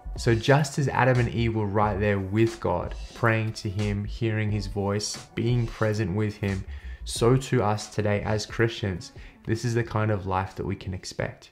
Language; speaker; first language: English; native; English